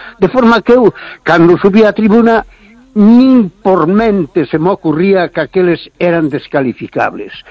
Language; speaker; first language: Galician; native; Galician